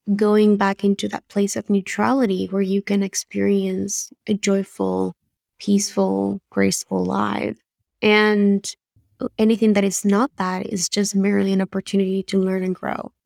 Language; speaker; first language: English; non-native, fluent; Spanish